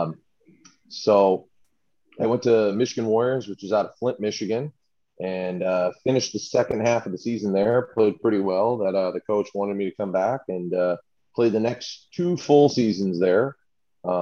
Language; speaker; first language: English; native; English